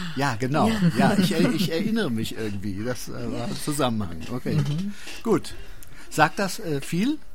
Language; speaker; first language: German; native; German